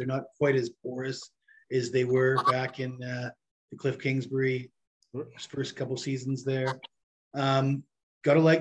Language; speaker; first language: English; native; English